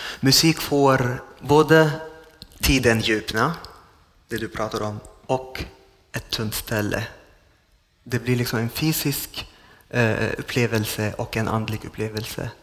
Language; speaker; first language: Swedish; non-native, fluent; Arabic